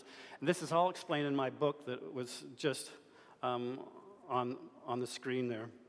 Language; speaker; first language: English; native; English